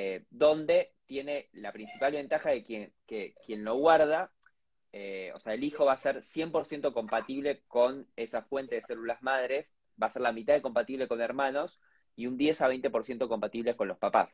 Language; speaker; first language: Spanish; native; Spanish